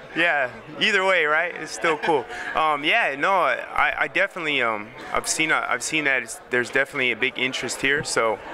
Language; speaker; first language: English; native; English